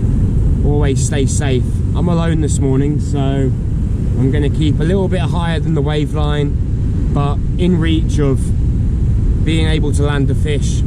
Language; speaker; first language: English; native; English